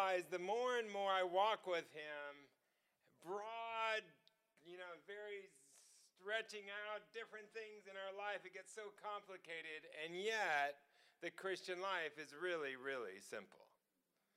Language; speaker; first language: English; native; English